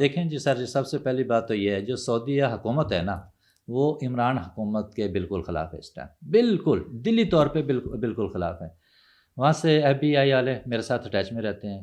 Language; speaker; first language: Urdu; non-native, local second language; Punjabi